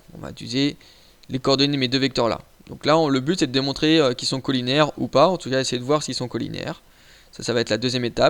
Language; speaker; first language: French; native; French